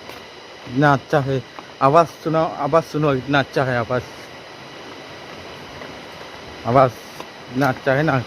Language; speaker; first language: Hindi; non-native, local second language; Assamese